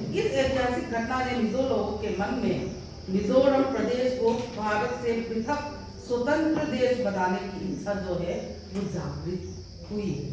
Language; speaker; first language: Hindi; non-native, local second language; Mizo